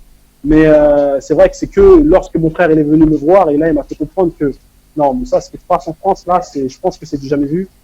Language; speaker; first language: French; native; French